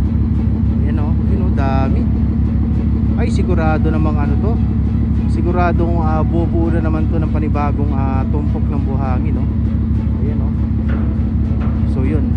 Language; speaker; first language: Filipino; native; Filipino